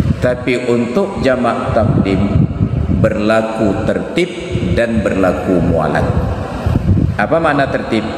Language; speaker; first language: Malay; non-native, local second language; Achinese